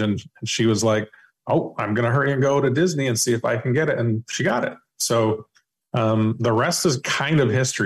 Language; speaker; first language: English; native; English